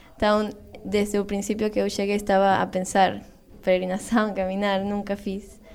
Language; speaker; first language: Portuguese; non-native, learner; Spanish